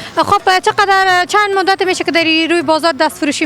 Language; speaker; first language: Persian; native; Persian